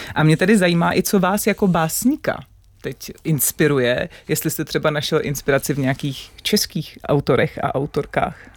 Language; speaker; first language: Czech; native; Czech